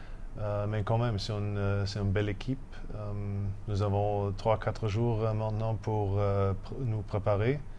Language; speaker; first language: French; non-native, fluent; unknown